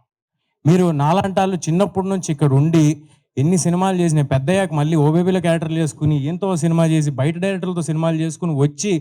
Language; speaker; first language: Telugu; native; Telugu